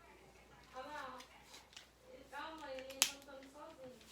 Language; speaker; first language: Portuguese; native; Portuguese